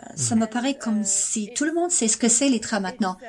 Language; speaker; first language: French; non-native, fluent; Cantonese